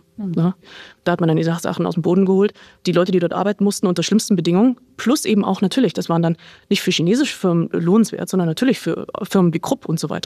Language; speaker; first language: German; native; German